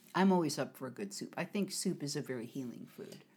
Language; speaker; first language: English; native; English